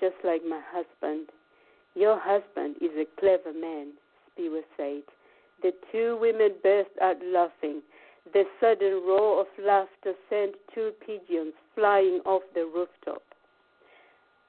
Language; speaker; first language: English; non-native, local second language; Shona